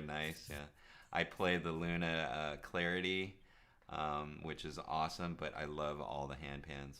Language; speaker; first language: English; native; English